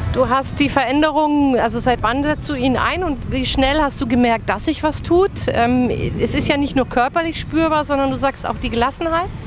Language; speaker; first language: German; native; German